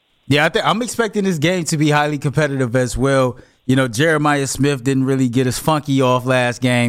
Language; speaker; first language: English; native; English